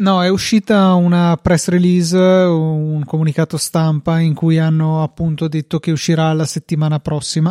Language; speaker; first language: Italian; native; Italian